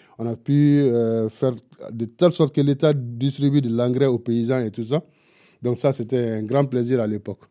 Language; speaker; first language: French; non-native, local second language; Bambara